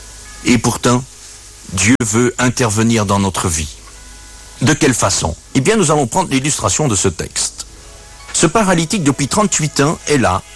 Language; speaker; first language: French; native; French